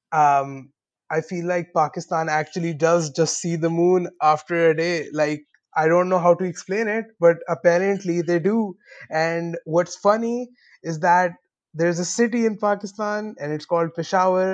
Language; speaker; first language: English; non-native, local second language; Urdu